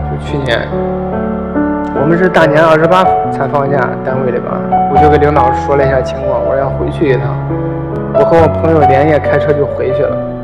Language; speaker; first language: Chinese; native; Chinese